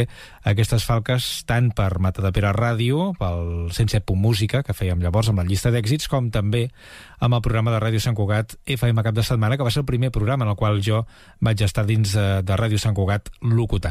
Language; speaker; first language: Catalan; native; Catalan